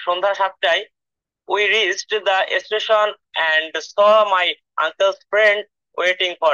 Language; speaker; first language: English; non-native, learner; Bangla